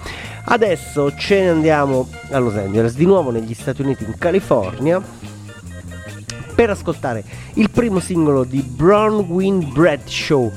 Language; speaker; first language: Italian; native; Italian